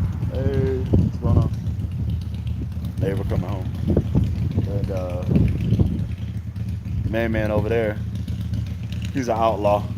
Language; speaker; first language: English; native; English